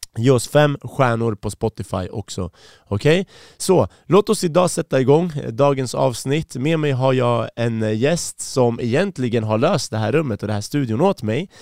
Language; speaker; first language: Swedish; early bilingual, other home language; Persian